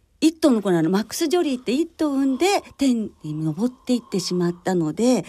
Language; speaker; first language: Japanese; native; Japanese